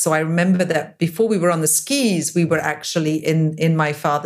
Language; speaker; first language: English; native; English